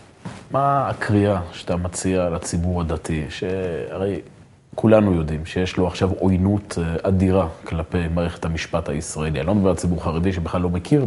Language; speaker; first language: Hebrew; native; Hebrew